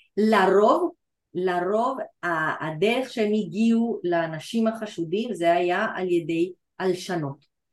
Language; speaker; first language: Hebrew; non-native, fluent; Spanish